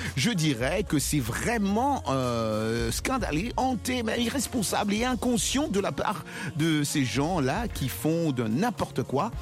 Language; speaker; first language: French; non-native, local second language; Lingala